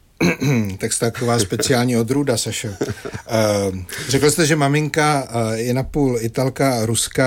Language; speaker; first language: Czech; native; Czech